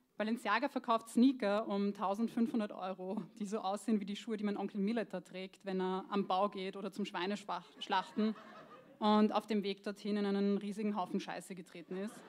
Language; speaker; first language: German; early bilingual, other home language; Croatian